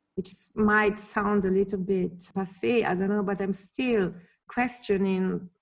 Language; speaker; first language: English; non-native, fluent; Italian